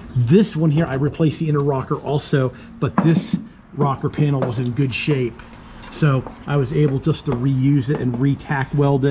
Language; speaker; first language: English; native; English